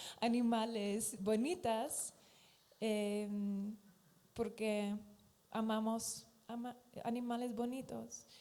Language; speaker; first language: Spanish; non-native, fluent; Dutch